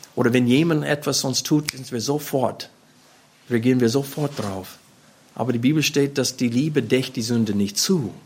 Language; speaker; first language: German; non-native, fluent; English